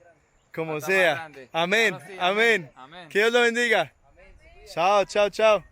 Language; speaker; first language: Spanish; early bilingual, heritage; English